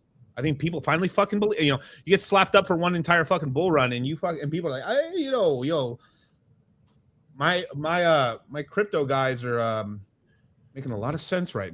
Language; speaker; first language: English; native; English